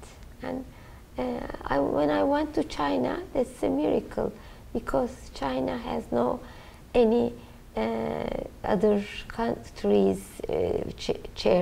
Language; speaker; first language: English; non-native, learner; Turkish